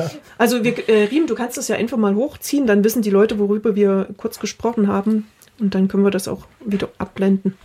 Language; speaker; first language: German; native; German